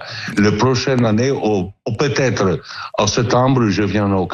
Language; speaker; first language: French; non-native, fluent; Italian